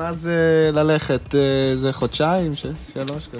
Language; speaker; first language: Hebrew; native; Hebrew